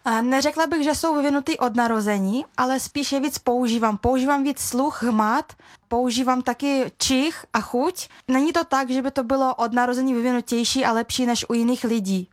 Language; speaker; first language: Czech; early bilingual, other home language; Russian